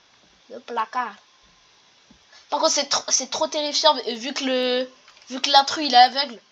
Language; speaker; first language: French; native; French